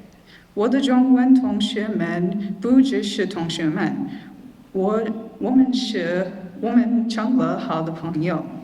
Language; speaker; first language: Chinese; non-native, learner; English